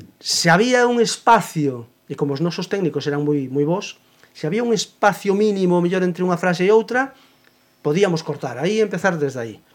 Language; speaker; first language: Galician; native; Galician